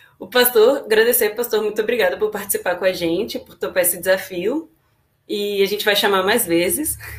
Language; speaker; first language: Portuguese; native; Portuguese